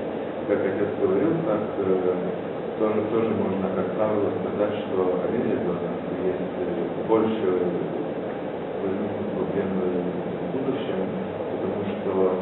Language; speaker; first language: Russian; non-native, fluent; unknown